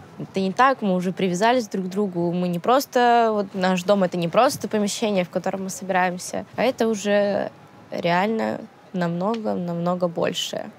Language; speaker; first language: Russian; native; Russian